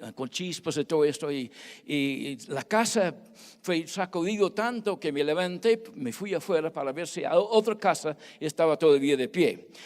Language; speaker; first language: Spanish; non-native, fluent; English